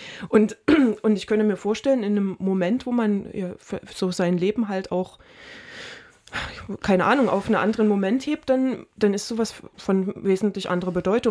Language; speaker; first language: German; native; German